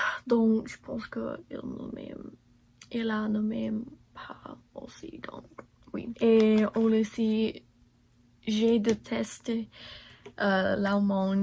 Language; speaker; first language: French; non-native, learner; English